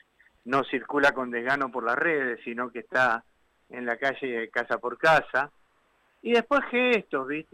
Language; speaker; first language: Spanish; native; Spanish